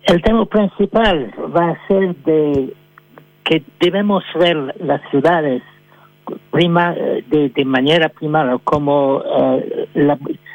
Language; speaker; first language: Spanish; non-native, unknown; French